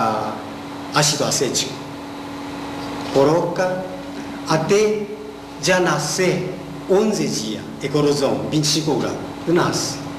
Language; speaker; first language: Portuguese; non-native, learner; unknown